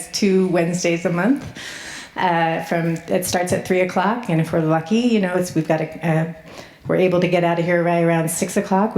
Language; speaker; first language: English; native; English